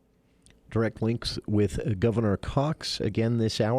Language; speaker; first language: English; native; English